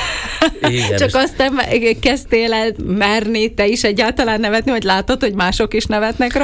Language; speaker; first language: Hungarian; native; Hungarian